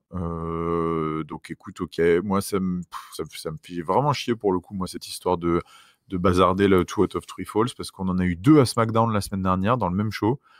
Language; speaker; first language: French; native; French